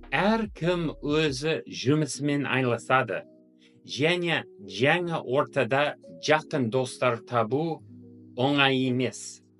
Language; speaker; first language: Kazakh; non-native, fluent; English